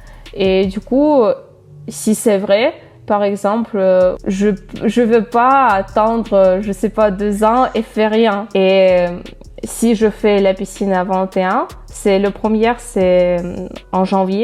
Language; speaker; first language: French; non-native, fluent; Russian